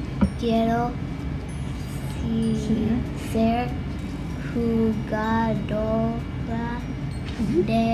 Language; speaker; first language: Spanish; non-native, learner; English